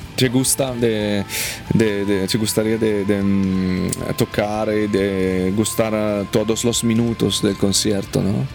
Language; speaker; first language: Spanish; non-native, learner; Italian